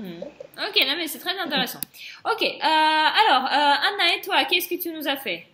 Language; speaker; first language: French; non-native, fluent; Russian